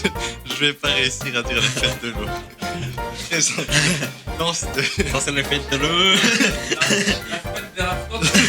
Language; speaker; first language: French; native; French